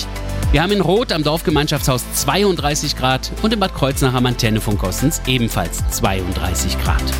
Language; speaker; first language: German; native; German